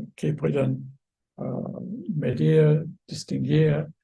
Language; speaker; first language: Spanish; non-native, fluent; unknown